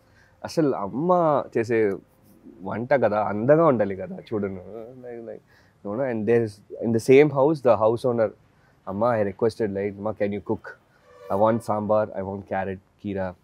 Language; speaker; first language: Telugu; non-native, learner; Tamil